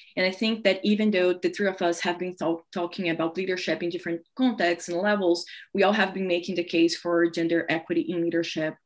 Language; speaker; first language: English; non-native, fluent; Portuguese